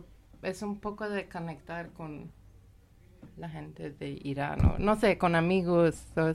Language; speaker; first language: Spanish; non-native, learner; Persian